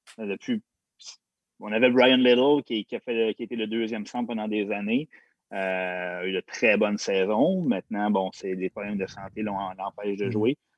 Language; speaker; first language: French; native; French